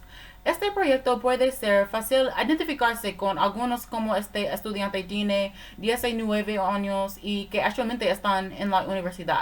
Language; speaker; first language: Spanish; non-native, learner; English